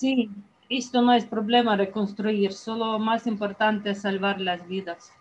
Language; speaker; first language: Spanish; non-native, fluent; Ukrainian